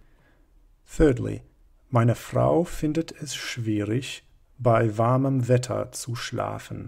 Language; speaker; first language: German; non-native, fluent; English